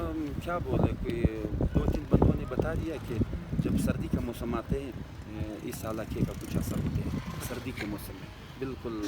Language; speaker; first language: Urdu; non-native, local second language; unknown